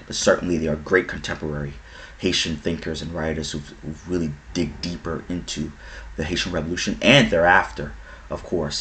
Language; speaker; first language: English; native; English